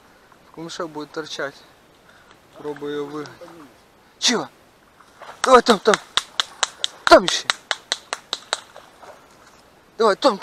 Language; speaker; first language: Russian; native; Russian